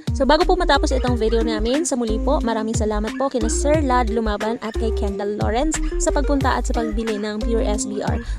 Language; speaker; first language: Filipino; non-native, local second language; Bikol